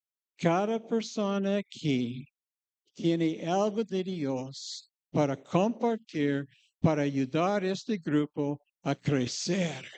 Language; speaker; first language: Spanish; non-native, fluent; English